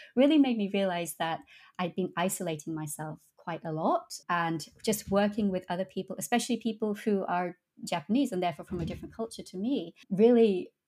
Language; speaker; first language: English; native; English